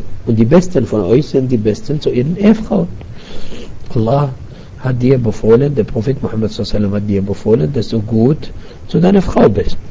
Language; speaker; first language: German; non-native, fluent; Arabic